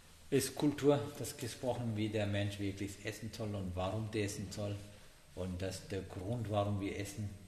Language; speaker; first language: German; non-native, learner; Sinhala